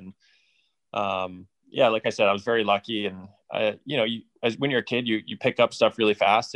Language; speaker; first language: English; native; English